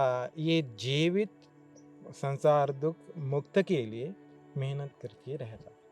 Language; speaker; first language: Hindi; non-native, learner; Sinhala